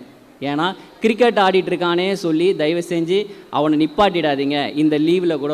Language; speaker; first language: Tamil; native; Tamil